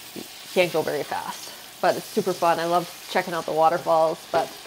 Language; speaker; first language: English; native; English